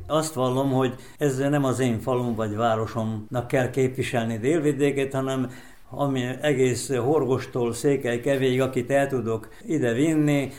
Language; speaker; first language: Hungarian; native; Hungarian